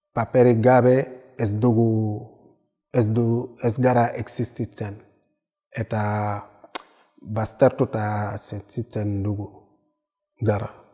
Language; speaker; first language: Basque; non-native, learner; Wolof